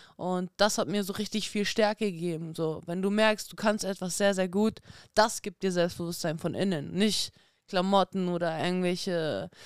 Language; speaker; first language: German; early bilingual, other home language; Russian